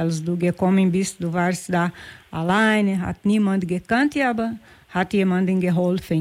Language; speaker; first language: German; non-native, fluent; Portuguese